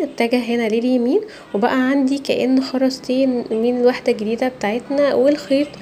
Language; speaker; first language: Arabic; native; Arabic